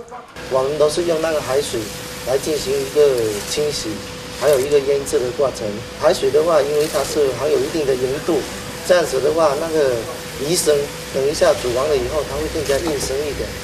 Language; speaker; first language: Chinese; non-native, local second language; Min Nan Chinese